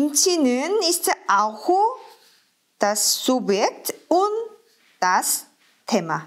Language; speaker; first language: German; non-native, fluent; Korean